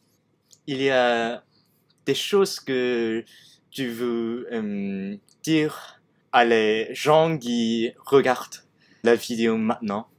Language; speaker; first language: French; non-native, learner; Cantonese